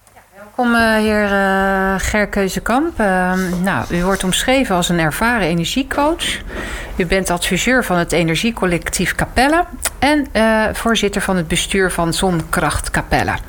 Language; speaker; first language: Dutch; native; Dutch